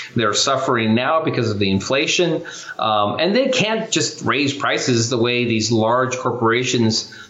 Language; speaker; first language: English; native; English